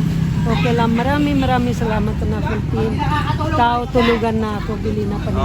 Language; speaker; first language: Filipino; non-native, learner; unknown